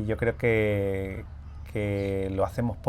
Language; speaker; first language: Spanish; native; Spanish